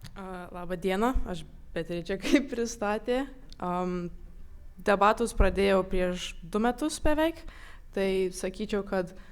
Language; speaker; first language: Lithuanian; early bilingual, other home language; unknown